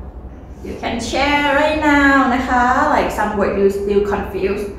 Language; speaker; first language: English; non-native, learner; Thai